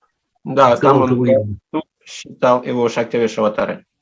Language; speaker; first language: Russian; native; Russian